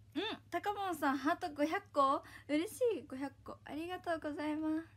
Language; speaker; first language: Japanese; native; Japanese